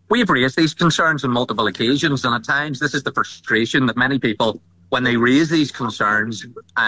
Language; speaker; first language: English; native; English